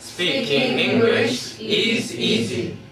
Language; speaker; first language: English; non-native, fluent; Korean